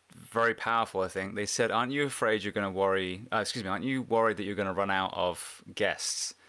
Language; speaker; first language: English; native; English